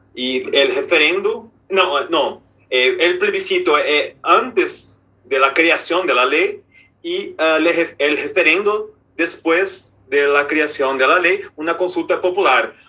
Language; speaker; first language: Spanish; non-native, fluent; Portuguese